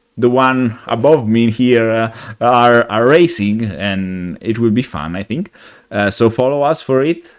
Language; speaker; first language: English; non-native, fluent; Italian